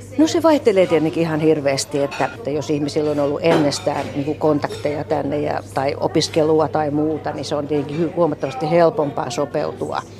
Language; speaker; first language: Finnish; native; Finnish